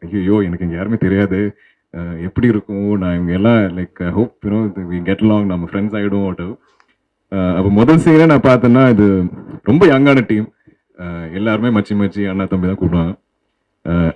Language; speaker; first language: Tamil; non-native, local second language; Malayalam